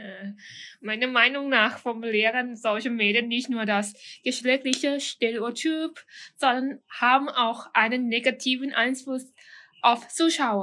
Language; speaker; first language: German; non-native, fluent; Thai